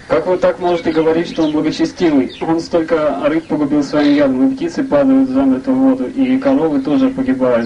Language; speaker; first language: Russian; native; Russian